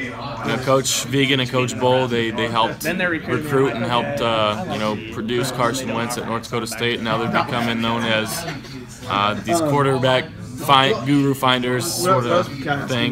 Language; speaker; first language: English; native; English